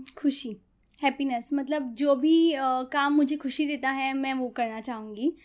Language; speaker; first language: Hindi; non-native, local second language; Konkani